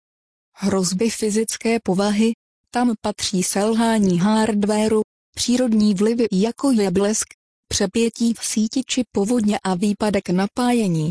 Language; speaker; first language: Czech; native; Czech